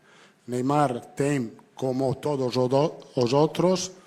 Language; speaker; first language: Portuguese; non-native, learner; Italian